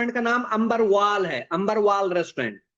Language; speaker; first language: Hindi; native; Hindi